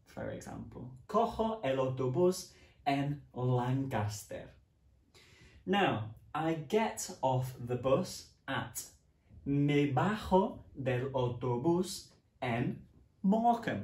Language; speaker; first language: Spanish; non-native, fluent; English